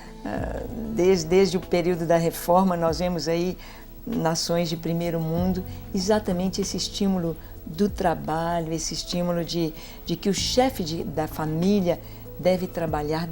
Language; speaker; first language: Portuguese; native; Portuguese